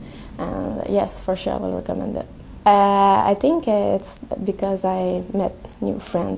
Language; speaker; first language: English; non-native, learner; French